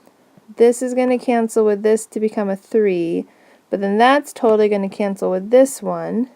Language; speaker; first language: English; native; English